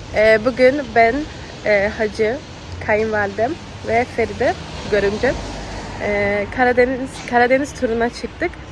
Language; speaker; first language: Turkish; early bilingual, heritage; Turkish